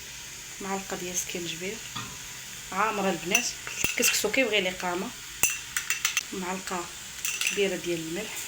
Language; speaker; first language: Arabic; native; Arabic